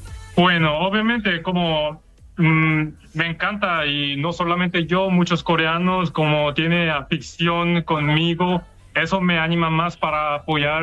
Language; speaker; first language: Spanish; non-native, fluent; Korean